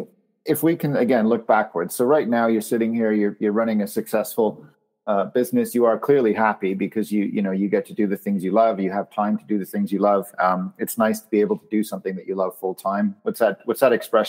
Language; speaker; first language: English; native; English